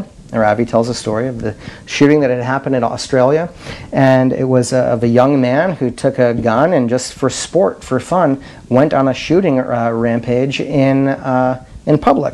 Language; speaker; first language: English; native; English